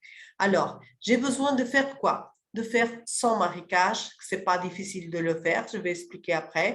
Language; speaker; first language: French; early bilingual, other home language; Portuguese